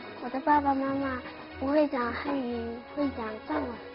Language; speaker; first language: Chinese; non-native, local second language; Tibetan